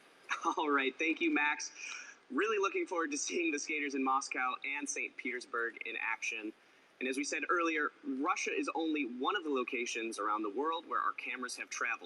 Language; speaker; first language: English; native; English